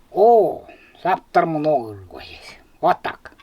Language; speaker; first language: Russian; non-native, local second language; Yakut